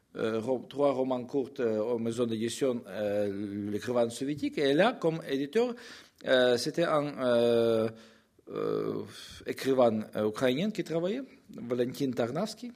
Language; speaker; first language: French; non-native, fluent; Russian